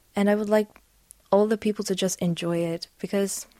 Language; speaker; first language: English; non-native, fluent; Polish